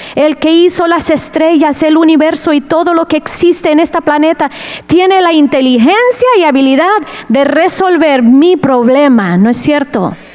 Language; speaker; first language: Spanish; non-native, fluent; English